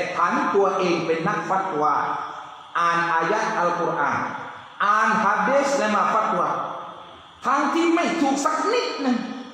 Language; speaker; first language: Thai; non-native, local second language; Pattani Malay